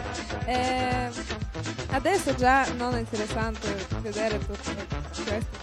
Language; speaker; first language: Italian; non-native, learner; Russian